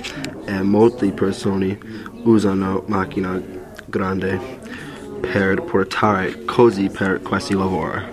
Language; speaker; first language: Italian; non-native, learner; English